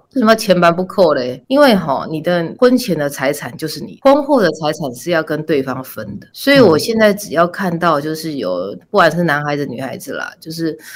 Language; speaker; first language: Chinese; native; Chinese